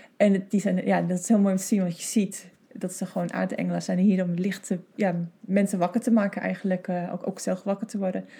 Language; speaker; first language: Dutch; non-native, fluent; English